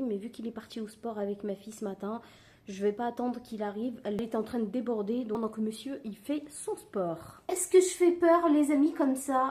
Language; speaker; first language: French; native; French